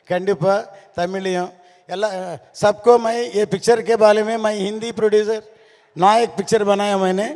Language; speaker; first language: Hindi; non-native, local second language; Tamil